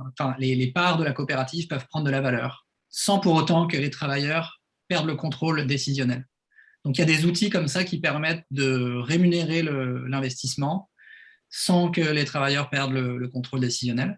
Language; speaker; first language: French; native; French